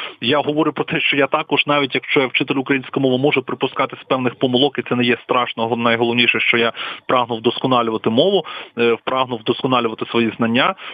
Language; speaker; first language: Ukrainian; non-native, local second language; Russian